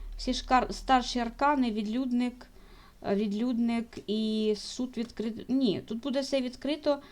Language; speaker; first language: Ukrainian; non-native, local second language; Russian